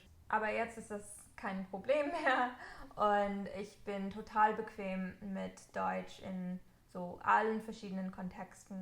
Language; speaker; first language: German; non-native, fluent; English